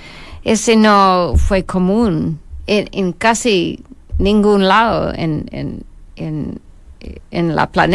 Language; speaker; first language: Spanish; non-native, fluent; English